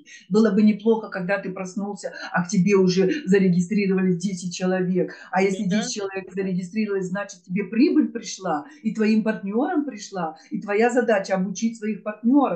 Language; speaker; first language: Russian; native; Russian